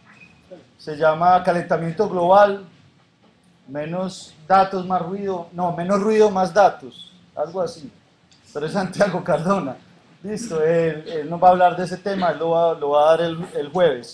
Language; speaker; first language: Spanish; native; Spanish